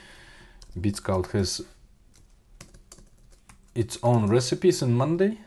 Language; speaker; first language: English; non-native, fluent; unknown